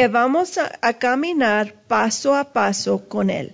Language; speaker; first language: Spanish; early bilingual, heritage; Spanish